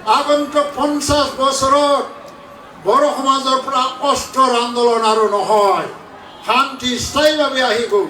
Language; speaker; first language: Assamese; non-native, local second language; Bodo